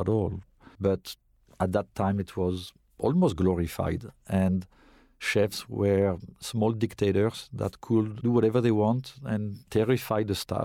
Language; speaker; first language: English; non-native, fluent; French